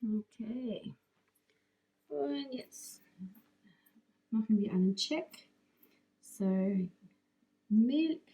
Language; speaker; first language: German; non-native, fluent; English